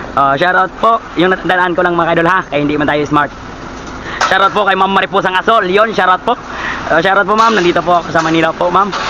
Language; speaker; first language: Filipino; non-native, local second language; Cebuano